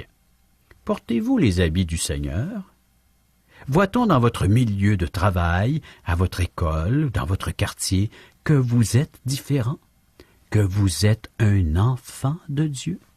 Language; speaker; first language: French; native; French